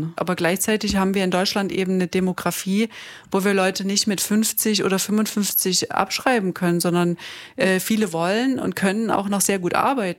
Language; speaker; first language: German; native; German